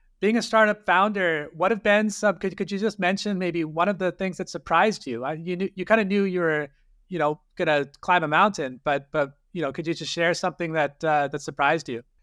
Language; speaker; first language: English; native; English